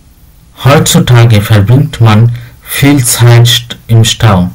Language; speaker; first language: German; non-native, fluent; Bangla